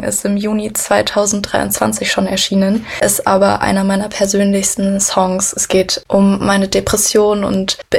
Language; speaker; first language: German; native; German